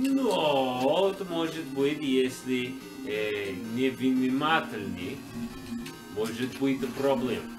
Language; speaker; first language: Russian; non-native, learner; English